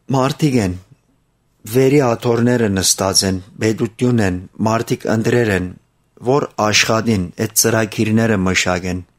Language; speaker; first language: Armenian; early bilingual, heritage; Armenian